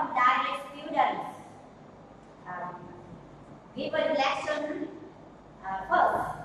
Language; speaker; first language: English; non-native, learner; Vietnamese